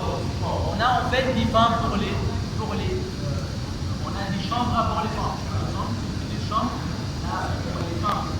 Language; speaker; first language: French; non-native, learner; Arabic